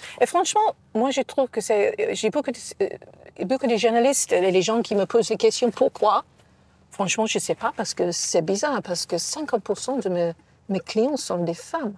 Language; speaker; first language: French; non-native, fluent; English